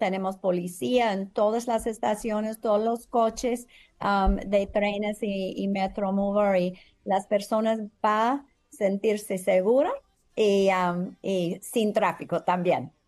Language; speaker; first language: Spanish; non-native, learner; English